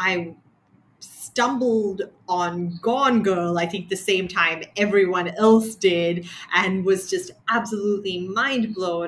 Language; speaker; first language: English; non-native, local second language; Sinhala